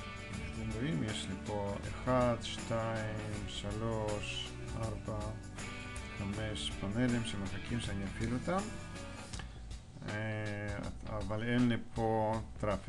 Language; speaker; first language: Hebrew; non-native, fluent; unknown